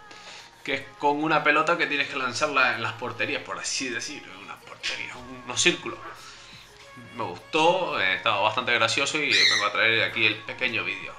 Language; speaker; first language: Spanish; native; Spanish